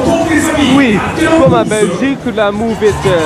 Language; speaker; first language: French; non-native, learner; Dutch